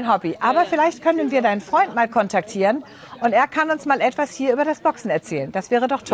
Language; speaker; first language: German; native; German